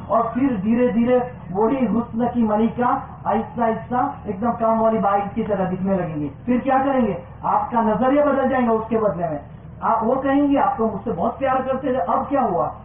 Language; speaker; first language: Urdu; non-native, local second language; Gujarati